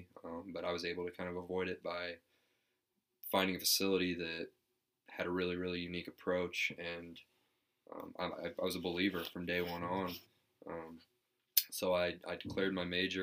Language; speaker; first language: English; native; English